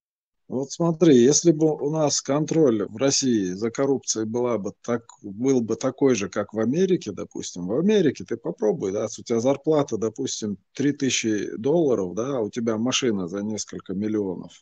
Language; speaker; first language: Russian; non-native, local second language; Chechen